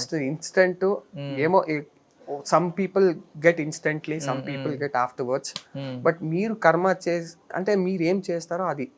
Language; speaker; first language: Telugu; non-native, learner; Kannada